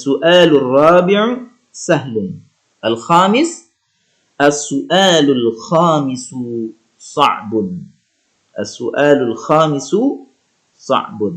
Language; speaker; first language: Arabic; non-native, fluent; Indonesian